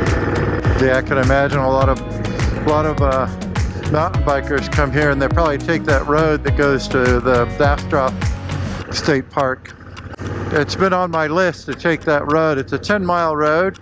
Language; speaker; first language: English; native; English